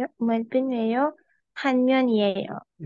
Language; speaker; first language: Korean; non-native, learner; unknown